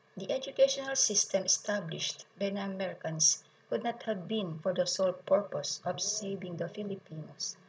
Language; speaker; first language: English; non-native, local second language; Filipino